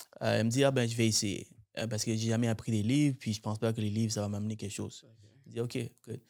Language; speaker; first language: French; native; French